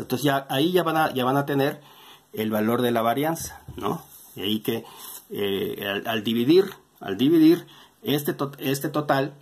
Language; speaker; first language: Spanish; native; Spanish